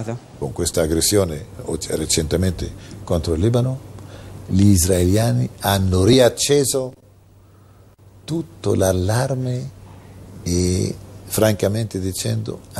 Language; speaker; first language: Italian; non-native, fluent; Arabic